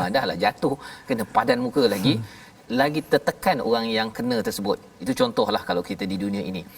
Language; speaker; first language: Malay; native; Malay